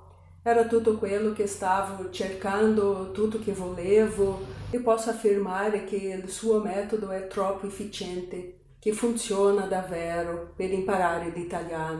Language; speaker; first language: Italian; non-native, learner; Portuguese